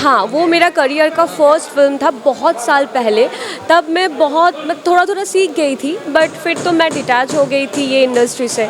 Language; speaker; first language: Hindi; non-native, local second language; Bangla